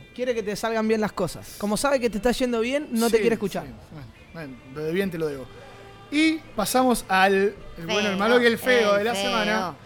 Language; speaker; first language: Spanish; native; Spanish